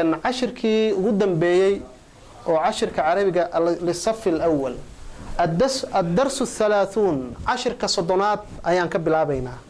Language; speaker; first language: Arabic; non-native, local second language; Somali